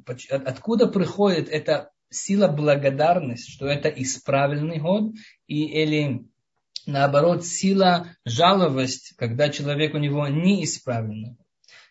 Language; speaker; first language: Russian; early bilingual, heritage; Russian